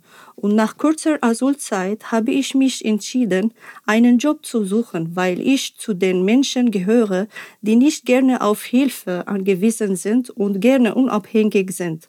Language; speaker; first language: German; non-native, fluent; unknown